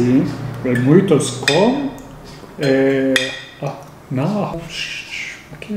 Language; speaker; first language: Portuguese; non-native, learner; Turkish